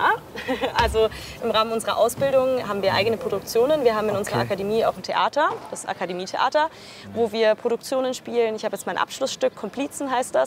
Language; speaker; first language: German; native; German